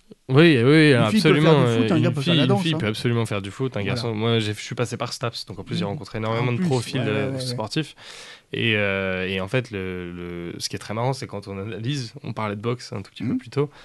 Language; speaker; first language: French; native; French